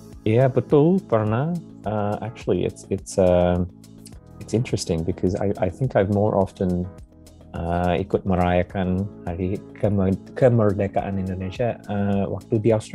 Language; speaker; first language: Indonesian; non-native, learner; English